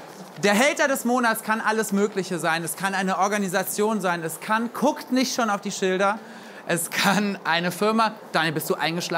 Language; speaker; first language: German; native; German